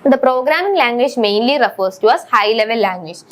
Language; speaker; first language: English; non-native, local second language; Malayalam